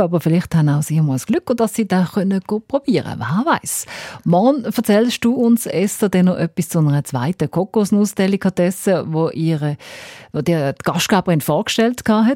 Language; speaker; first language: German; native; German